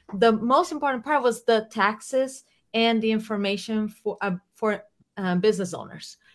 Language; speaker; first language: English; non-native, fluent; Portuguese